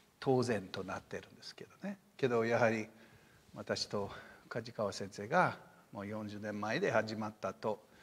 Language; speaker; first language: Japanese; non-native, fluent; English